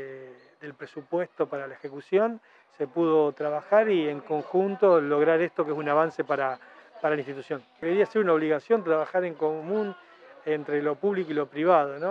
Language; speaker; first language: Spanish; native; Spanish